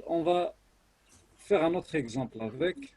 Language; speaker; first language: French; non-native, local second language; Arabic